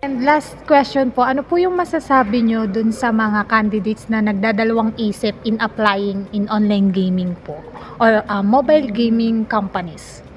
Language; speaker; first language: Filipino; native; Filipino